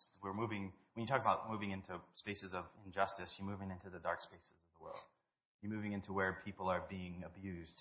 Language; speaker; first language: English; native; English